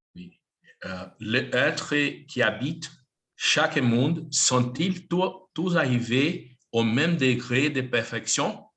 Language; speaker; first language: French; non-native, learner; Portuguese